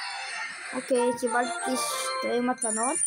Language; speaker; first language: Hebrew; native; Hebrew